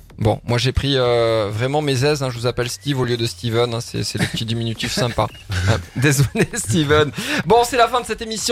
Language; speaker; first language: French; native; French